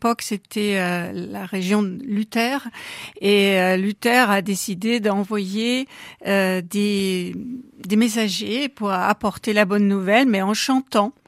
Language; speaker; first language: French; non-native, fluent; German